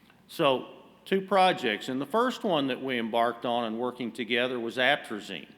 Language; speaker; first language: English; native; English